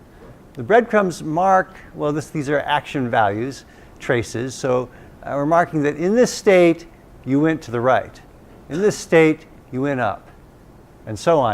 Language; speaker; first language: English; native; English